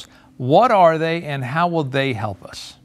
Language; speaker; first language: English; native; English